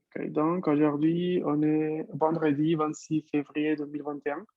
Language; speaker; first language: French; non-native, fluent; Spanish